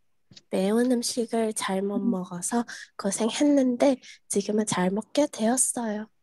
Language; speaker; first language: Korean; non-native, learner; Indonesian